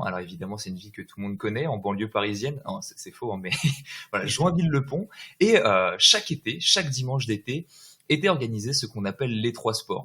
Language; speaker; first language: French; native; French